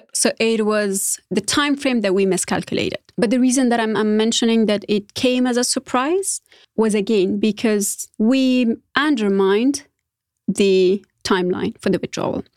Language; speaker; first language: English; non-native, fluent; Persian